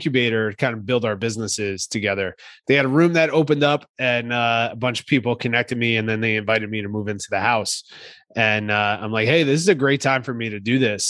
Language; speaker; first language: English; native; English